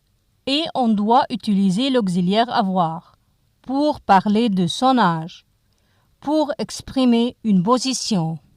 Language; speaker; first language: French; non-native, fluent; Arabic